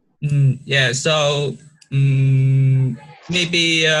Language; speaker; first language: English; non-native, learner; Vietnamese